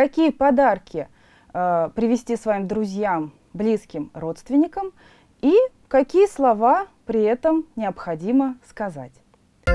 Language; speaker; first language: Russian; native; Russian